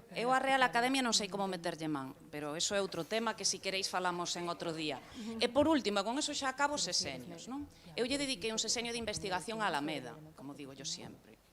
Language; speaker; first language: Galician; non-native, local second language; Spanish